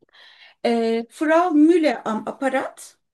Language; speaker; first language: German; non-native, learner; Turkish